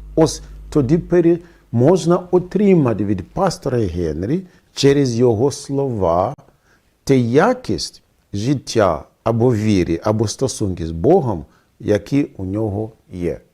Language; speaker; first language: Ukrainian; non-native, fluent; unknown